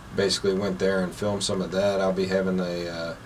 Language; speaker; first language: English; native; English